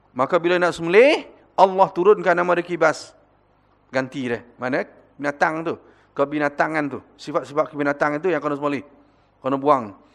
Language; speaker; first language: Malay; native; Malay